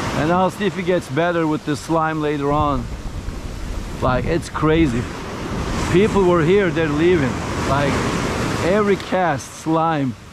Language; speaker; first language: English; native; English